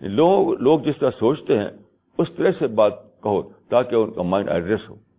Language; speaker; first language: Urdu; native; Urdu